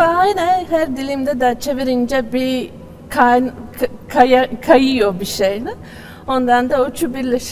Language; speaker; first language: Turkish; non-native, learner; Latvian